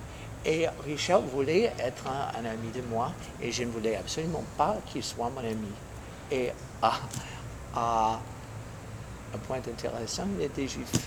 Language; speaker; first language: French; non-native, fluent; English